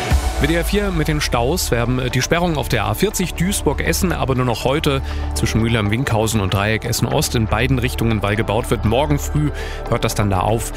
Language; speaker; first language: German; native; German